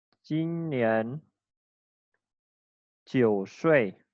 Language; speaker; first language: Chinese; non-native, fluent; Khmer